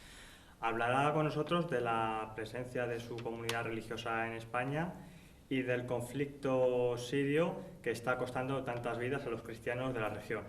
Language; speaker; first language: Spanish; native; Spanish